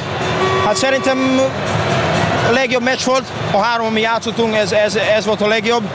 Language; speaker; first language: Hungarian; non-native, learner; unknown